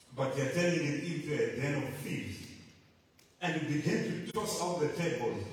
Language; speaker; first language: English; non-native, local second language; Shona